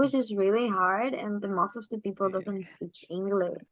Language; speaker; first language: English; non-native, learner; Spanish